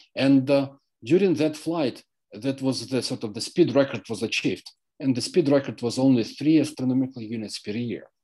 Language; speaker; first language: English; non-native, fluent; Russian